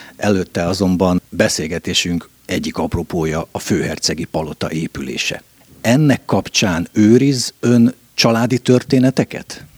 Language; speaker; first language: Hungarian; native; Hungarian